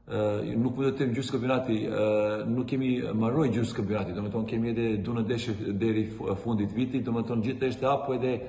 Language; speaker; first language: Albanian; non-native, learner; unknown